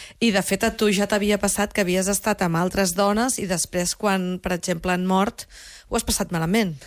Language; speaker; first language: Catalan; native; Catalan